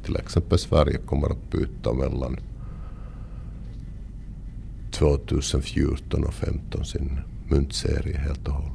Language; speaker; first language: Swedish; non-native, local second language; Finnish